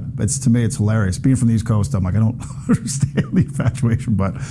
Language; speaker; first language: English; native; English